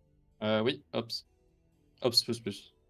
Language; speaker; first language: French; native; French